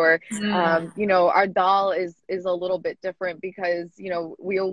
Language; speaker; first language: English; native; English